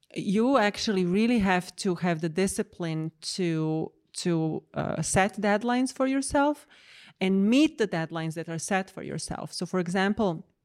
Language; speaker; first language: English; non-native, fluent; Croatian